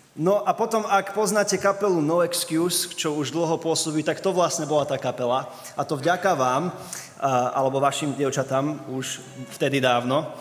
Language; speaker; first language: Slovak; early bilingual, other home language; English